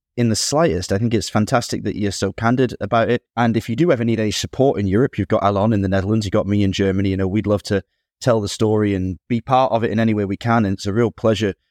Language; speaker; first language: English; native; English